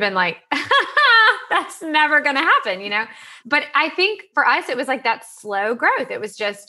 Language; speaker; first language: English; native; English